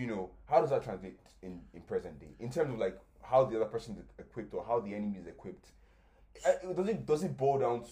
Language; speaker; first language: English; non-native, local second language; Yoruba